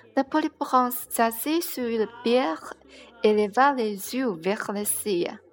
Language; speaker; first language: French; non-native, learner; Chinese